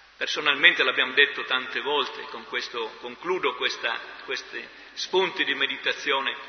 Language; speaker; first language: Italian; native; Italian